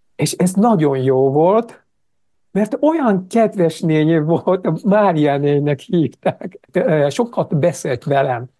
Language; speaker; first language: Hungarian; non-native, fluent; Japanese